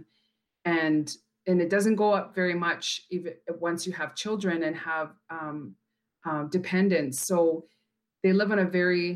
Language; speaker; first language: English; native; English